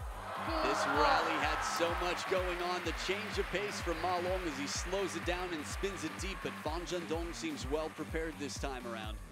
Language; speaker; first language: English; native; English